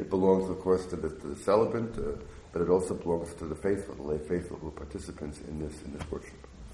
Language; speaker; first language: English; native; English